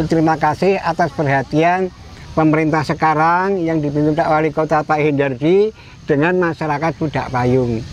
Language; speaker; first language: Indonesian; non-native, local second language; Javanese